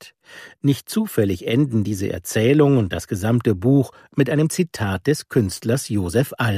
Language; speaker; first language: German; native; German